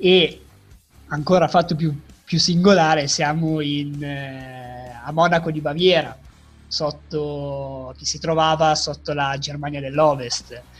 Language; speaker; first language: Italian; native; Italian